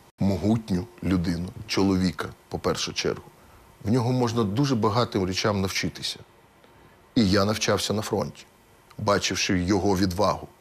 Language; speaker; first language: Ukrainian; non-native, local second language; Russian